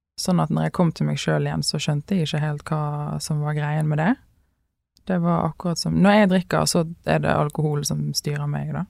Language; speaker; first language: Norwegian; native; Norwegian